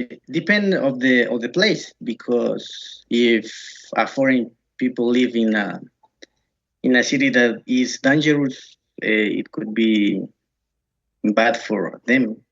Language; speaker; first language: English; non-native, learner; Spanish